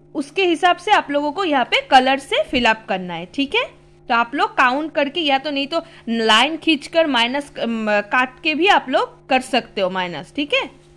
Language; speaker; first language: Hindi; non-native, local second language; Bangla